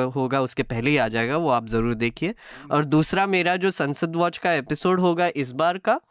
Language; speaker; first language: Hindi; native; Hindi